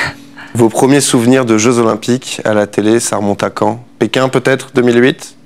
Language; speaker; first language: French; native; French